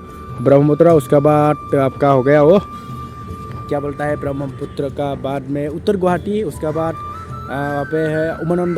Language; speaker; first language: Hindi; non-native, local second language; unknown